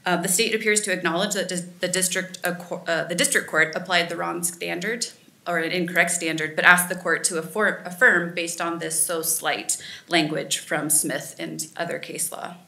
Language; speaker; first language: English; native; English